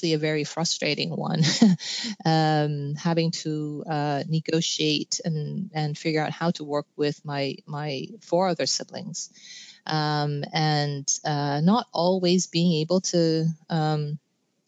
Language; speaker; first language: English; non-native, local second language; Cantonese